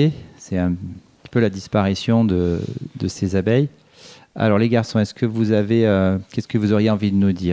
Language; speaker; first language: French; native; French